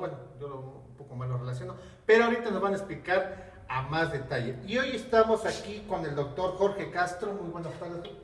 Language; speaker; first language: Spanish; native; Spanish